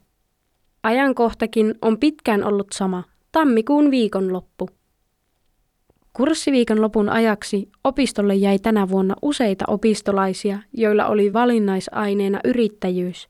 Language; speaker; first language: Finnish; native; Finnish